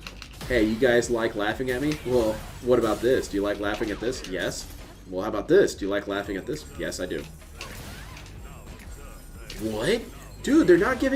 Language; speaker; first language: English; native; English